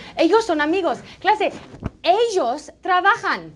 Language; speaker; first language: Spanish; non-native, fluent; English